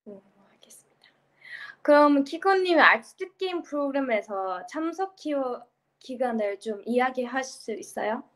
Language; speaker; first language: Korean; non-native, learner; Turkish